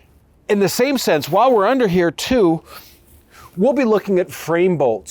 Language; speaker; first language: English; native; English